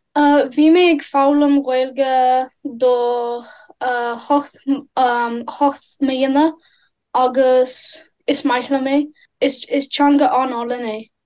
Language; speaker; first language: Irish; non-native, learner; English